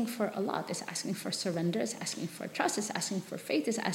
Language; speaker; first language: English; non-native, local second language; Filipino